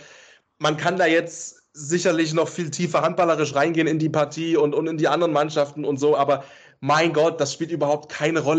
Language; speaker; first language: German; native; German